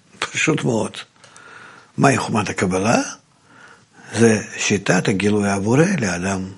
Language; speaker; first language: Hebrew; native; Hebrew